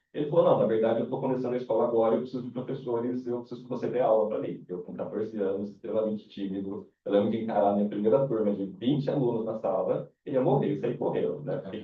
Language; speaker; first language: Portuguese; native; Portuguese